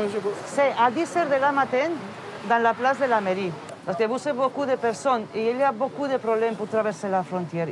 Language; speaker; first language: French; non-native, learner; Basque